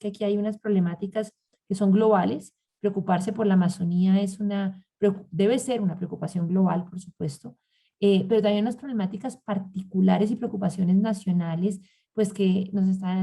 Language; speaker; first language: Spanish; native; Spanish